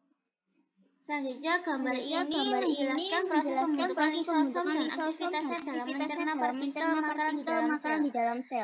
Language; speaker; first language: Indonesian; native; Indonesian